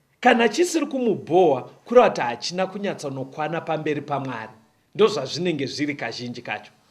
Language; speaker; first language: Shona; native; Shona